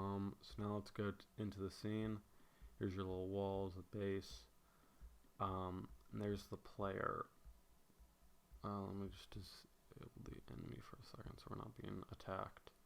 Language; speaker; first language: English; native; English